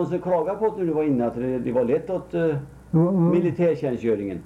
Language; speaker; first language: Swedish; native; Swedish